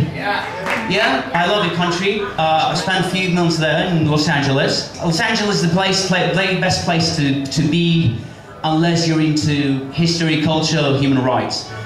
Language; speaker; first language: English; non-native, fluent; Spanish